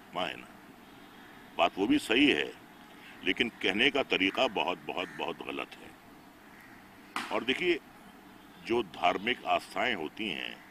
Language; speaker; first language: Hindi; native; Hindi